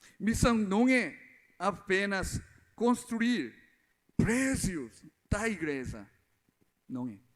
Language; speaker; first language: Portuguese; non-native, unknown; Korean